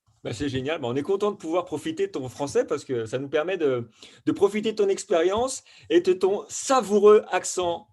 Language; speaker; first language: French; native; French